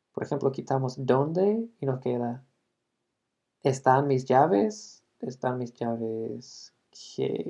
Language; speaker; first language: Spanish; non-native, fluent; English